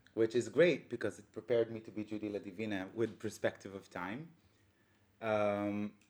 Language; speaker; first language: English; non-native, fluent; Hebrew